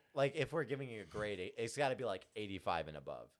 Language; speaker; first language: English; early bilingual, other home language; Hindi